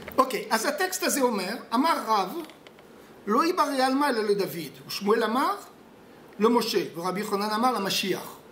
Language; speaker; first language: Hebrew; non-native, fluent; French